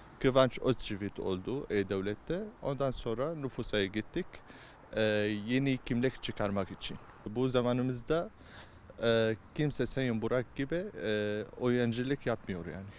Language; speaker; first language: Turkish; non-native, learner; Arabic